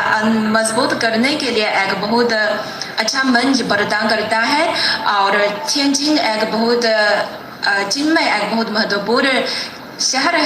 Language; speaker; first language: Hindi; non-native, fluent; Chinese